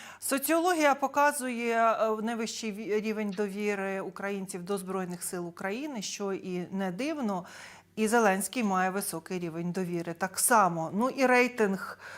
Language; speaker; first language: Ukrainian; native; Ukrainian